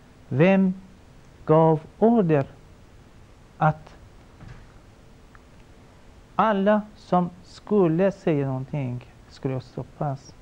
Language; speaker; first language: Swedish; non-native, fluent; Persian